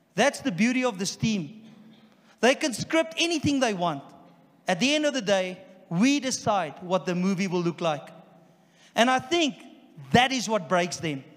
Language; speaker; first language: English; non-native, local second language; Afrikaans